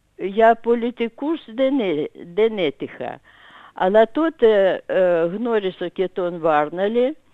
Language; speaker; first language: Greek; non-native, fluent; Russian